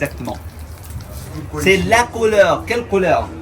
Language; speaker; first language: French; non-native, fluent; Arabic